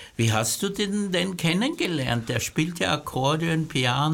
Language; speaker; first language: German; native; German